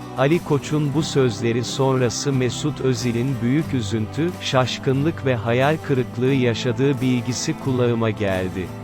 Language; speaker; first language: Turkish; native; Turkish